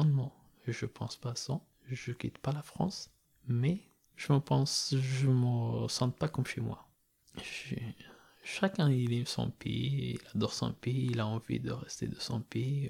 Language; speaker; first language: French; non-native, learner; Persian